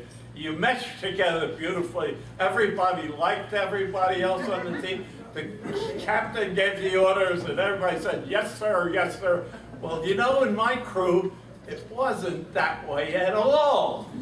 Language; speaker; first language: English; native; English